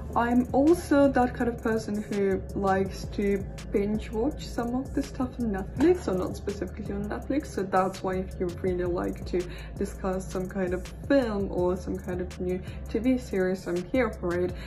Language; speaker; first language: English; non-native, fluent; Russian